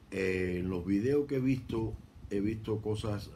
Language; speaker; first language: Spanish; native; Spanish